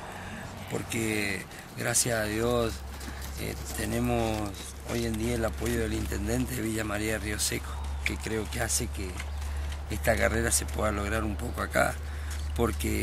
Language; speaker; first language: Spanish; native; Spanish